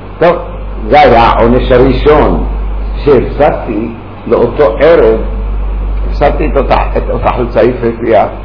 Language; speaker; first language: Hebrew; early bilingual, other home language; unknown